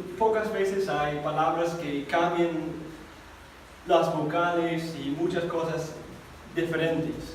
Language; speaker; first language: Spanish; non-native, fluent; English